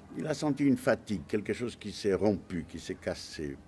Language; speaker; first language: French; non-native, fluent; Romanian